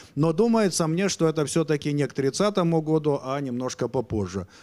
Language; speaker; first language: Russian; native; Russian